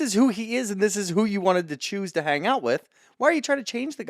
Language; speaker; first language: English; native; English